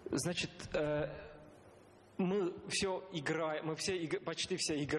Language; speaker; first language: Russian; non-native, fluent; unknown